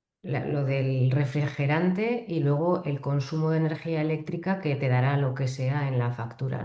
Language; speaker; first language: Spanish; native; Spanish